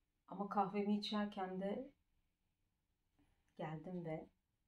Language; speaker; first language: Turkish; native; Turkish